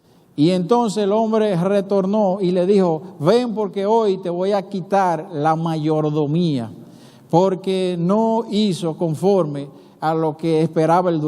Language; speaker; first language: Spanish; native; Spanish